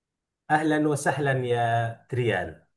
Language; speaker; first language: Arabic; non-native, fluent; Indonesian